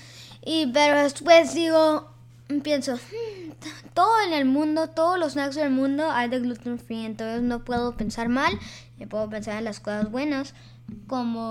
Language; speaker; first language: Spanish; early bilingual, heritage; Spanish